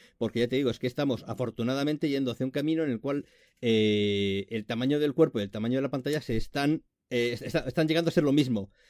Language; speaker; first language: Spanish; native; Spanish